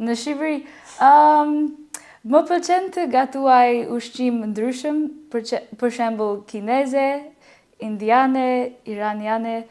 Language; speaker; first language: Albanian; non-native, learner; English